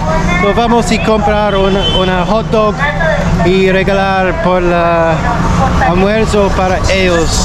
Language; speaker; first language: Spanish; non-native, learner; English